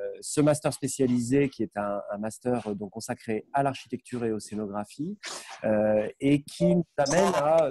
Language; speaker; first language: French; native; French